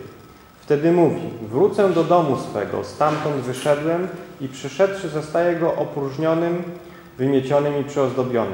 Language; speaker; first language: Polish; non-native, learner; Portuguese